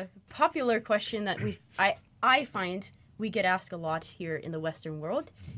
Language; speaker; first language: English; native; English